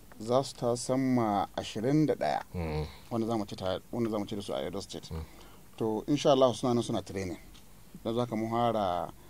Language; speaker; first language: Hausa; native; Hausa